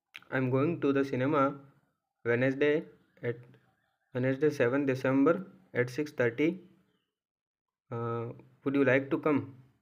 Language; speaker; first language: English; non-native, local second language; Hindi